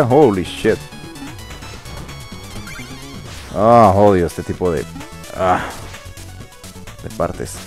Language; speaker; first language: Spanish; native; Spanish